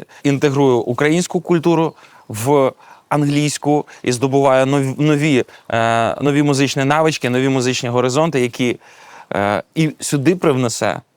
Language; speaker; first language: Ukrainian; native; Ukrainian